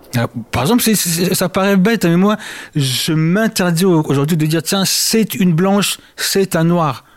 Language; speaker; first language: French; early bilingual, other home language; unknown